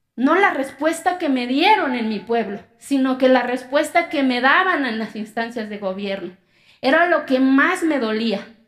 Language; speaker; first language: Spanish; non-native, local second language; Zapotec